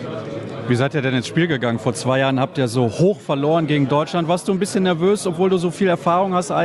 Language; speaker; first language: German; native; German